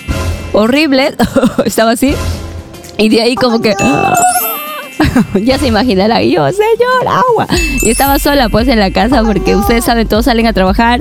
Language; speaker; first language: Spanish; native; Spanish